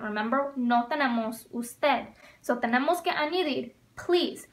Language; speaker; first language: Spanish; non-native, fluent; English